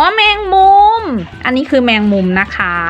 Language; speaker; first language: Thai; native; Thai